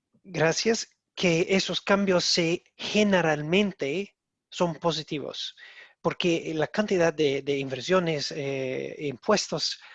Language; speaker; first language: Spanish; non-native, learner; English